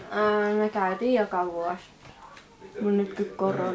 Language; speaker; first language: Finnish; non-native, learner; Thai